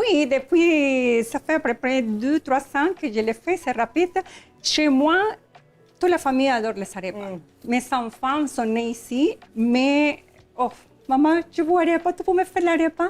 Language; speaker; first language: French; non-native, learner; Spanish